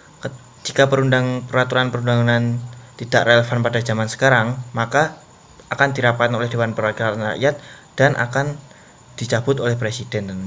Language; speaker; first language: Indonesian; native; Indonesian